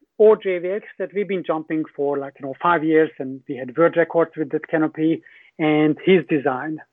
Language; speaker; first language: English; non-native, fluent; Hungarian